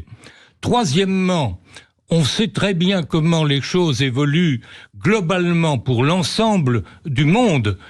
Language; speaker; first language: French; native; French